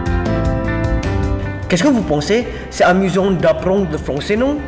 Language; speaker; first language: French; non-native, learner; Indonesian